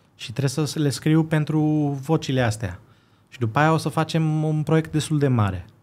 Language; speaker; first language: Romanian; early bilingual, heritage; Romanian